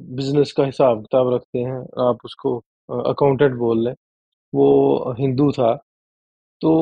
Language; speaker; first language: Urdu; non-native, local second language; Punjabi